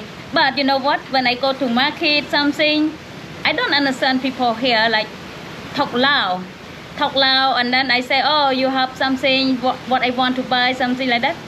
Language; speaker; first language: English; non-native, learner; Khmer